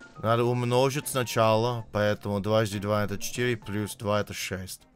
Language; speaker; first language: Russian; non-native, fluent; English